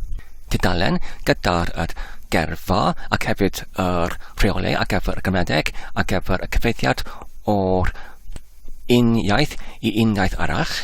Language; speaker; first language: Welsh; non-native, learner; English